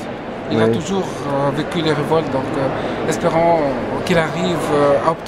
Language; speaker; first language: French; non-native, local second language; Arabic